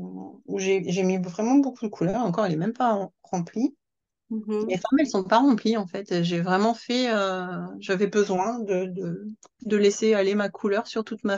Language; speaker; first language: French; native; French